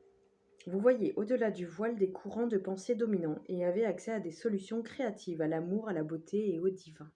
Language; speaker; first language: French; native; French